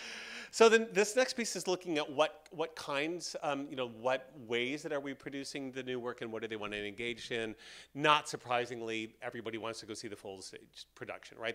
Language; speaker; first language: English; native; English